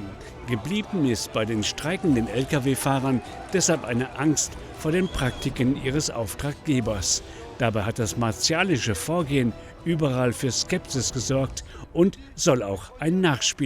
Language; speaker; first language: German; native; German